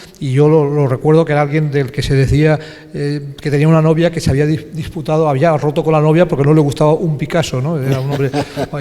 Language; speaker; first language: Spanish; native; Spanish